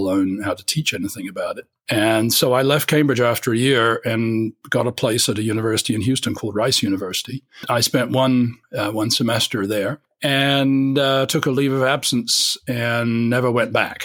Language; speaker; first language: English; native; English